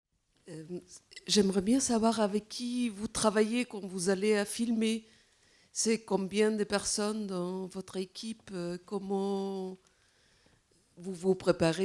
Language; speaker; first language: French; non-native, fluent; Spanish